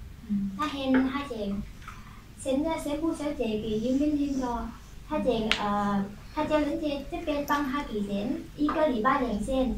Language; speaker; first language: Chinese; non-native, learner; Vietnamese